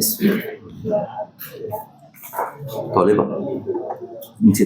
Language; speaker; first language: Arabic; native; Arabic